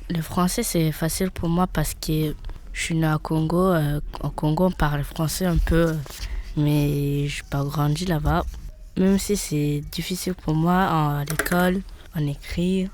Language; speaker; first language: French; early bilingual, other home language; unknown